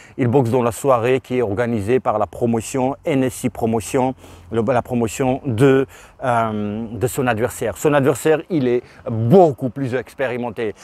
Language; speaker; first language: French; non-native, fluent; Russian